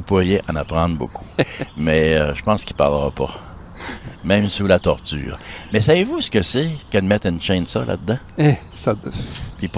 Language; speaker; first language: French; native; French